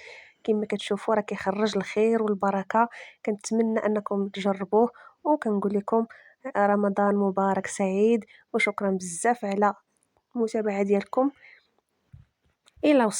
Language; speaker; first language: Arabic; native; Arabic